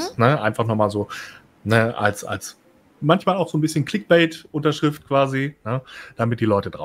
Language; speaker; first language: German; native; German